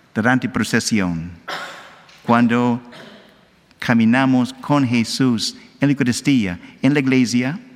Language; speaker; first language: Spanish; non-native, learner; English